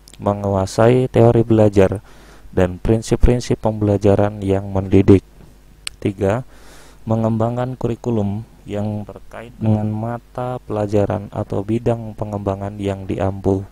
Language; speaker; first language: Indonesian; native; Indonesian